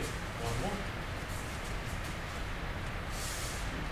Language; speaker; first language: English; non-native, learner; Russian